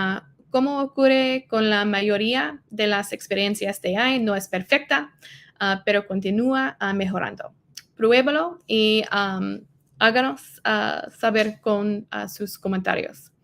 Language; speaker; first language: Spanish; non-native, learner; English